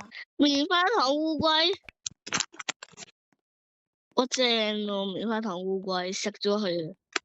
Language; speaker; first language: Chinese; early bilingual, heritage; Cantonese